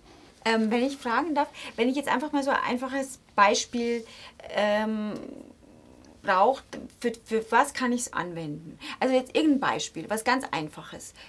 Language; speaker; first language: German; native; German